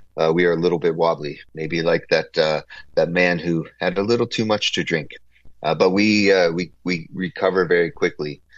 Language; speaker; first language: English; native; English